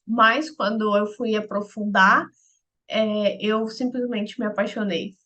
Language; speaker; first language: Portuguese; native; Portuguese